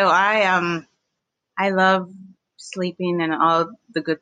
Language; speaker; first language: English; native; English